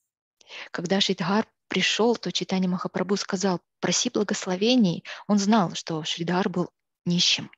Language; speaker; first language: Russian; native; Russian